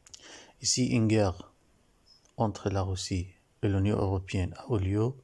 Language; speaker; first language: French; non-native, learner; Arabic